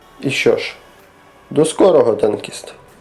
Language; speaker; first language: Ukrainian; native; Ukrainian